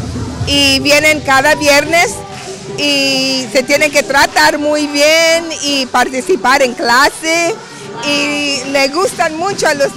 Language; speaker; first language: Spanish; early bilingual, heritage; Spanish